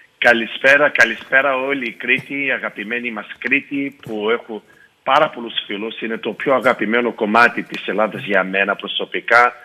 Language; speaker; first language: Greek; early bilingual, heritage; Greek